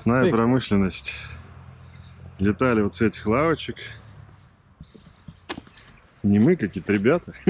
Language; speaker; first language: Russian; native; Russian